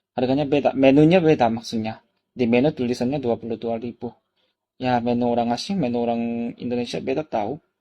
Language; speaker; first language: Indonesian; non-native, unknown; Korean